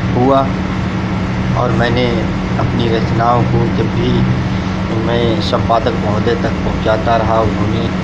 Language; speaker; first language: Hindi; native; Hindi